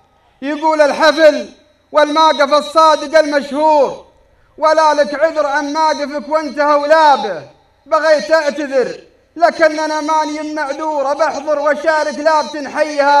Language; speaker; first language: Arabic; native; Arabic